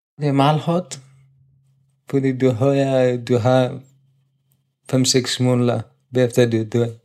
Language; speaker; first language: Danish; non-native, learner; Persian